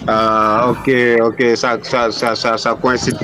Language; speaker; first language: French; non-native, local second language; Wolof